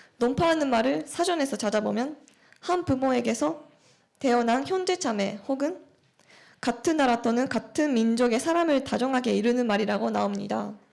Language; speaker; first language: Korean; early bilingual, heritage; Japanese